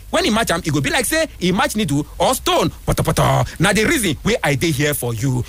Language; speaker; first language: Nigerian Pidgin; native; Nigerian Pidgin